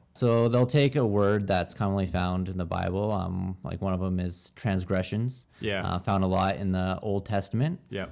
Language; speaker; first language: English; native; English